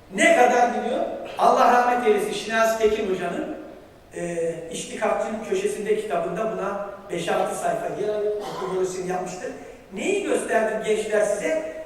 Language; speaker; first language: Turkish; native; Turkish